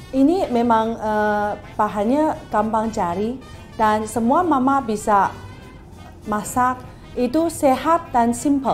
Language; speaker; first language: Indonesian; non-native, fluent; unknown